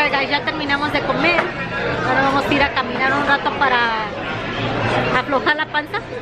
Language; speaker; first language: Spanish; early bilingual, heritage; Spanish